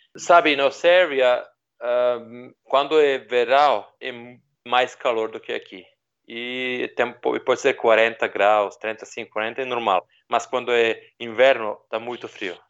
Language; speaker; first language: Portuguese; non-native, learner; Serbian